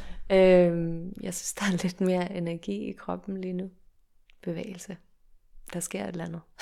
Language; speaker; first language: Danish; early bilingual, heritage; Danish